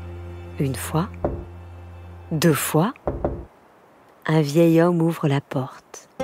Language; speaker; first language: French; native; French